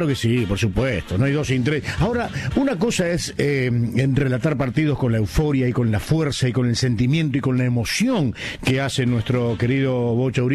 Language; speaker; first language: Spanish; native; Spanish